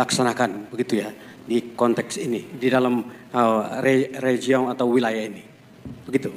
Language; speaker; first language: Indonesian; non-native, fluent; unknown